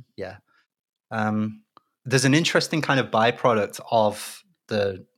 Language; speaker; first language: English; native; English